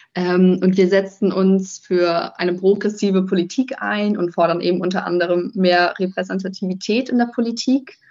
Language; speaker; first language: German; native; German